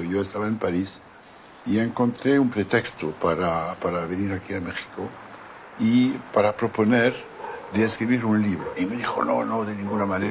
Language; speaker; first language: Spanish; non-native, fluent; French